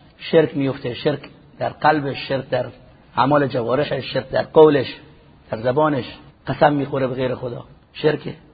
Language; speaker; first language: Persian; native; Persian